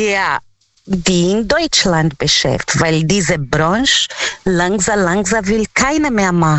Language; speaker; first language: German; non-native, learner; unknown